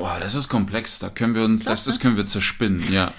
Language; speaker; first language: German; native; German